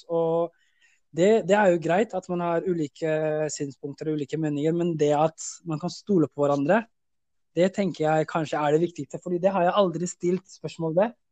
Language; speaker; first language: Norwegian; early bilingual, other home language; Somali